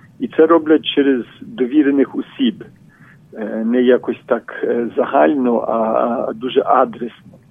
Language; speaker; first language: Ukrainian; early bilingual, heritage; Ukrainian